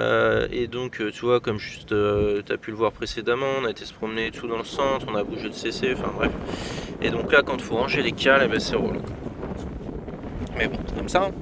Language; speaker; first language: French; native; French